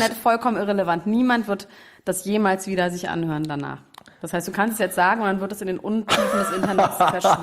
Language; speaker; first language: German; native; German